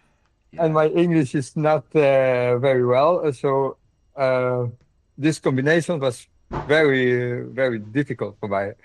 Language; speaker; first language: English; non-native, learner; Dutch